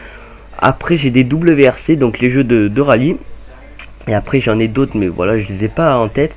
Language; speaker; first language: French; native; French